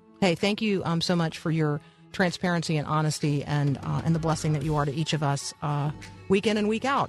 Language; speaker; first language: English; native; English